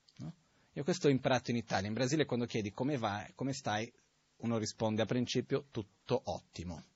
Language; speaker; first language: Italian; non-native, fluent; Portuguese